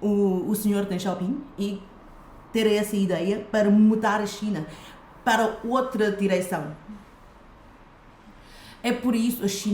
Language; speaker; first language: Portuguese; non-native, fluent; Chinese